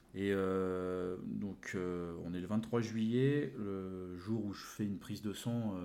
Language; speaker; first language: French; native; French